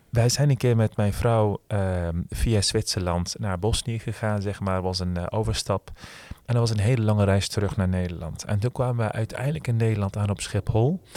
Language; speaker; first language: Dutch; early bilingual, other home language; Turkish